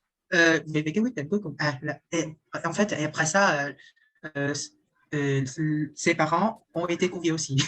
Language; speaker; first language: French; non-native, fluent; Vietnamese